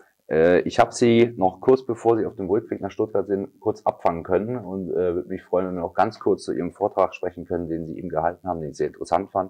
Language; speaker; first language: German; native; German